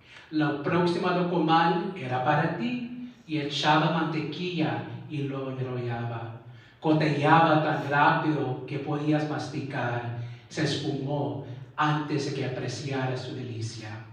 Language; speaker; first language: Spanish; early bilingual, heritage; Spanish